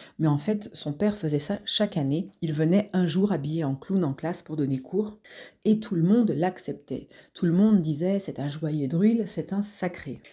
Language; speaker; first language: French; native; French